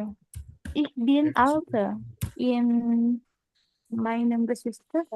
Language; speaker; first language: German; non-native, learner; Indonesian